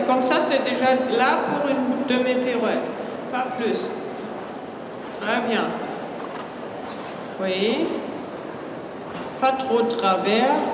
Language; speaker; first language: French; non-native, fluent; German